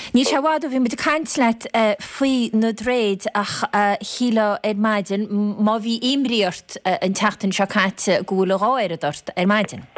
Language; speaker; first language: Irish; native; Irish